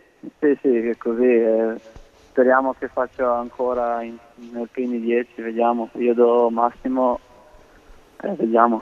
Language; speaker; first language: Italian; non-native, learner; Croatian